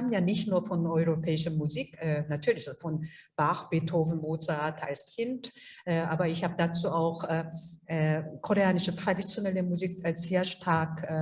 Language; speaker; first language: German; non-native, fluent; Korean